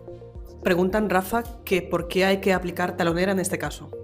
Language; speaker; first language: Spanish; native; Spanish